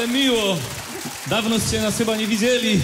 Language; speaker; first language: Polish; native; Polish